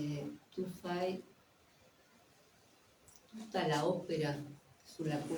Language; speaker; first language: Italian; non-native, fluent; Spanish